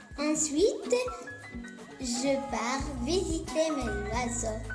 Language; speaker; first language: French; non-native, learner; Arabic